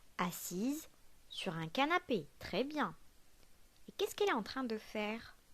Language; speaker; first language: French; non-native, local second language; Arabic